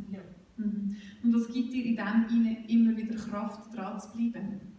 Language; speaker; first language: German; native; German